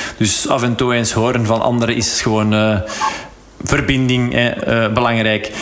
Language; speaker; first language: Dutch; native; Dutch